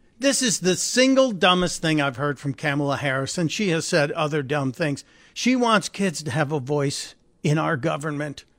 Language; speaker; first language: English; native; English